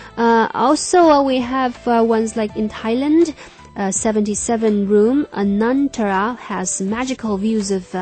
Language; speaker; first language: English; non-native, fluent; Chinese